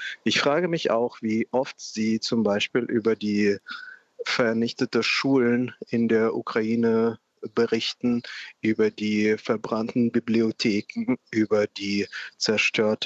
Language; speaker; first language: German; non-native, fluent; Russian